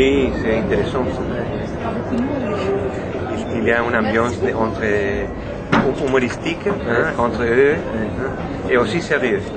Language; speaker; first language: French; non-native, fluent; Spanish